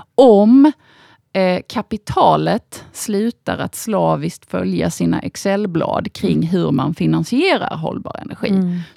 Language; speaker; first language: Swedish; native; Swedish